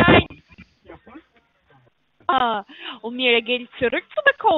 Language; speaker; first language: German; non-native, learner; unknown